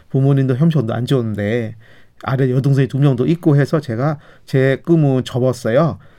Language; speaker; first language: Korean; non-native, fluent; Burmese